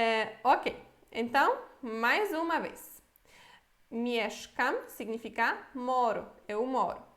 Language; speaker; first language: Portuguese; non-native, fluent; Polish